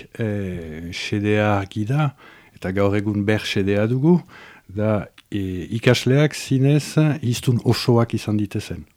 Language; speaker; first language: Basque; native; Basque